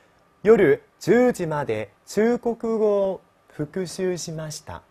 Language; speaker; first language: Japanese; non-native, fluent; Chinese